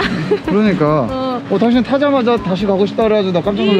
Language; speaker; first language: Korean; native; Korean